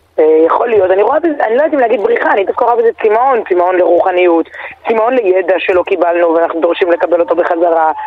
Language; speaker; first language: Hebrew; native; Hebrew